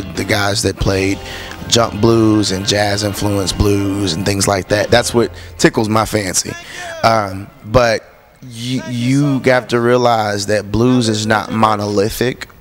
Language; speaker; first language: English; native; English